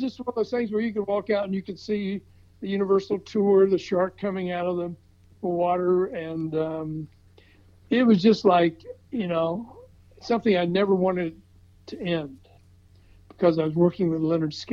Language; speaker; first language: English; native; English